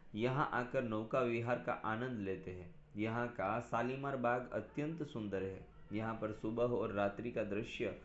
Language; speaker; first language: Hindi; non-native, local second language; Gujarati